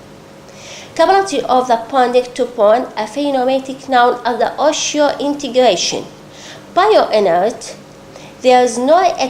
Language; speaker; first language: English; non-native, local second language; Arabic